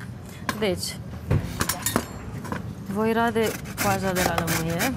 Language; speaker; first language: Romanian; native; Romanian